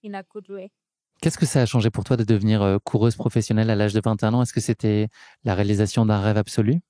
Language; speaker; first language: French; native; French